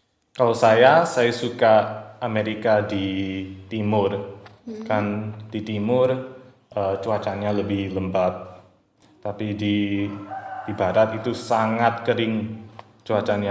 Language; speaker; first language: Indonesian; early bilingual, heritage; English